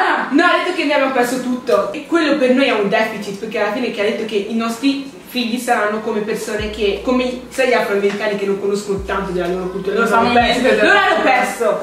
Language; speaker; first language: Italian; early bilingual, other home language; English